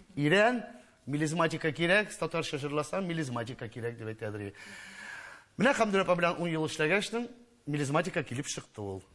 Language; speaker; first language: Tatar; non-native, local second language; Russian